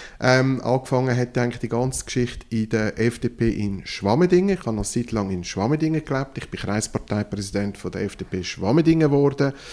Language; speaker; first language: German; non-native, local second language; French